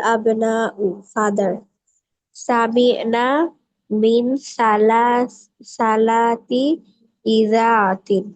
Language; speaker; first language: Arabic; non-native, learner; Bangla